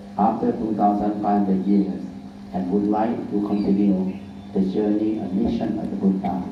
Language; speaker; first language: English; non-native, fluent; Thai